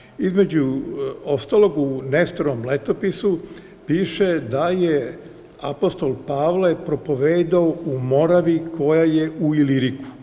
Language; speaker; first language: Serbian; native; Serbian